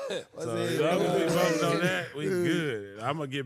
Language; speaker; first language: English; native; English